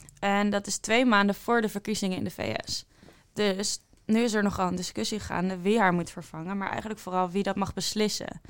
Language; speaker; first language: Dutch; native; Dutch